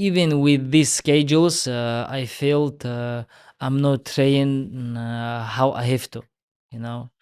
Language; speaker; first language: English; non-native, learner; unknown